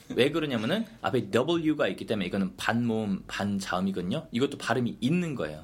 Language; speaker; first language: Korean; non-native, fluent; English